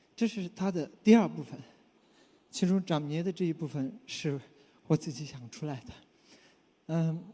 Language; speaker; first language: Chinese; non-native, local second language; Tibetan